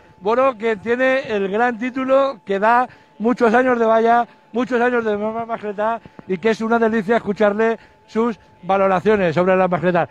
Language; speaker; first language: Spanish; native; Spanish